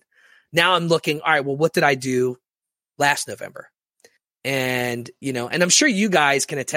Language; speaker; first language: English; native; English